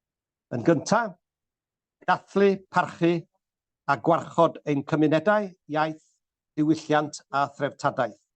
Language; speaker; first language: Welsh; native; Welsh